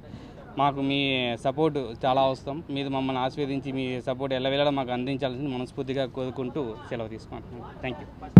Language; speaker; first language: Telugu; native; Telugu